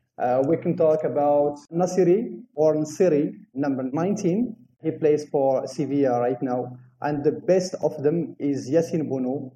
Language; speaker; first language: English; non-native, fluent; Arabic